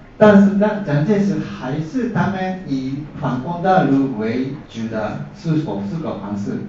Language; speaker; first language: Chinese; non-native, fluent; Japanese